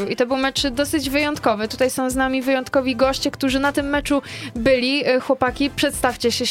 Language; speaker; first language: Polish; native; Polish